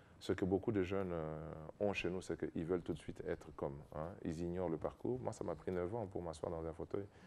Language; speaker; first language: French; non-native, local second language; Lingala